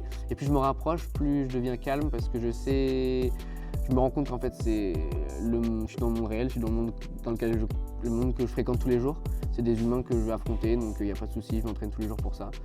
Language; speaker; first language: French; native; French